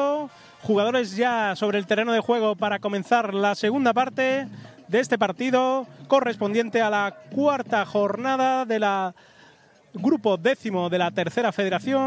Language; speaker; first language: Spanish; native; Spanish